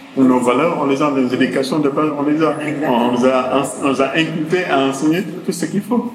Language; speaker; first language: French; non-native, local second language; Wolof